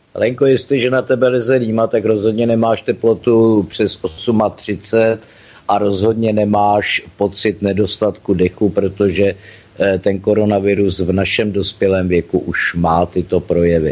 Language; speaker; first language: Czech; native; Czech